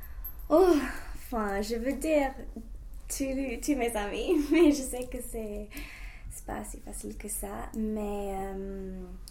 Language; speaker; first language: French; non-native, fluent; English